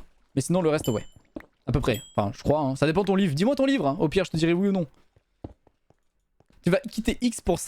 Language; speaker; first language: French; native; French